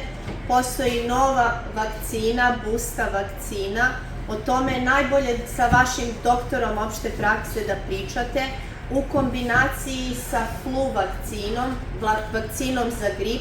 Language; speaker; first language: Bosnian; native; Bosnian